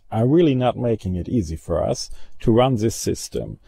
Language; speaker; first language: English; non-native, fluent; German